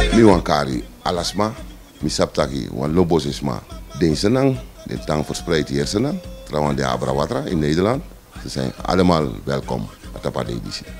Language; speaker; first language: Dutch; non-native, local second language; Sranan Tongo